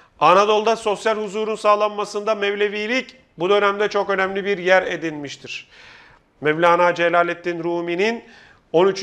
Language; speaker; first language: Turkish; native; Turkish